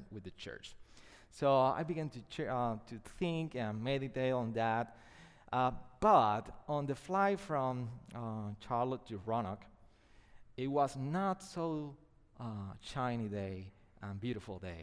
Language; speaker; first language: English; non-native, fluent; Spanish